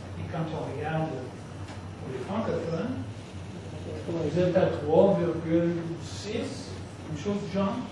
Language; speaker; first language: French; non-native, local second language; English